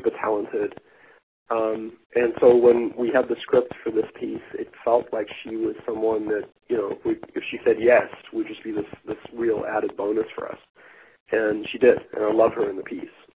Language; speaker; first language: English; native; English